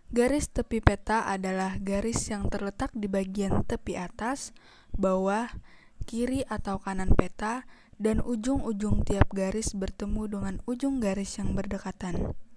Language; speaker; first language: Indonesian; native; Indonesian